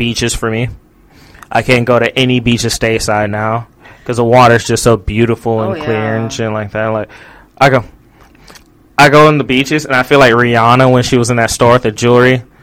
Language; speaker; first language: English; native; English